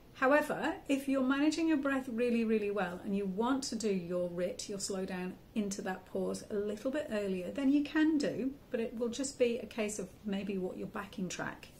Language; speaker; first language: English; native; English